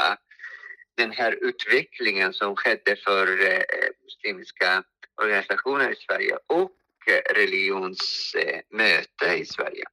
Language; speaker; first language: Swedish; non-native, fluent; Arabic